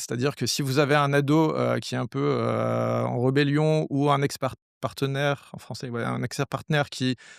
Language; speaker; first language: French; native; French